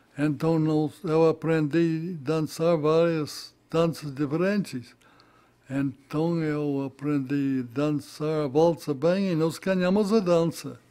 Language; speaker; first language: Portuguese; non-native, fluent; English